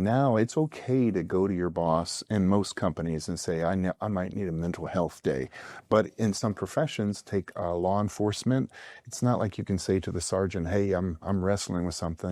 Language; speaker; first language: English; native; English